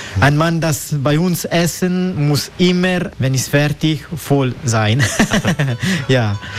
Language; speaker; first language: German; non-native, local second language; Italian